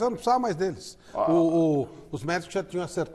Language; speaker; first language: Portuguese; native; Portuguese